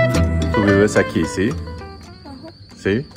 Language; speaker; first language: Spanish; non-native, learner; Turkish